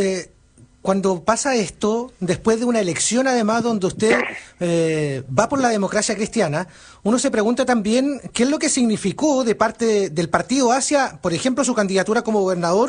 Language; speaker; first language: Spanish; native; Spanish